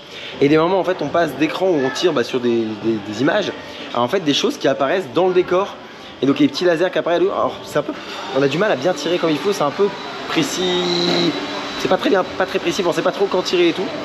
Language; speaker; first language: French; native; French